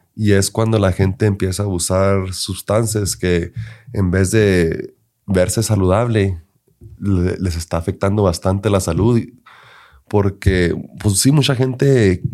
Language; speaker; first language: Spanish; early bilingual, heritage; Spanish